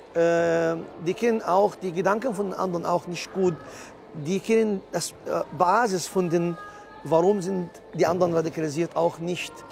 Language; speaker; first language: German; non-native, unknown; Arabic